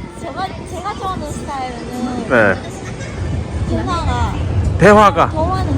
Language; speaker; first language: Korean; non-native, learner; Japanese